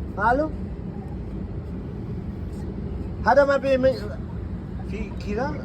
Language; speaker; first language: Arabic; non-native, learner; Filipino